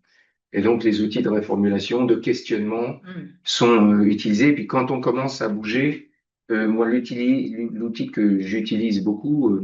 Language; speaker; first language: French; native; French